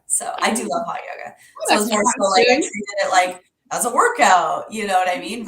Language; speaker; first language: English; native; English